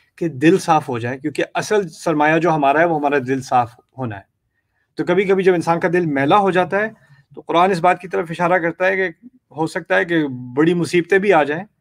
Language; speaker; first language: Urdu; native; Urdu